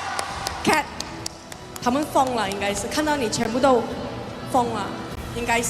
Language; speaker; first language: Chinese; early bilingual, heritage; Chinese